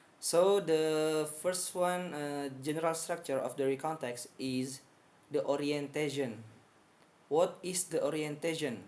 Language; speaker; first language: English; non-native, fluent; Indonesian